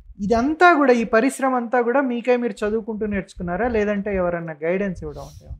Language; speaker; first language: Telugu; native; Telugu